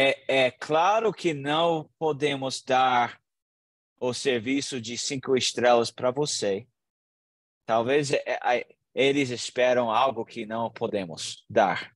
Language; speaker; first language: Portuguese; non-native, learner; English